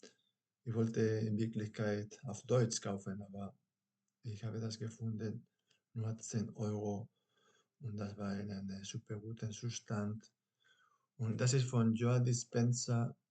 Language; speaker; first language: German; non-native, fluent; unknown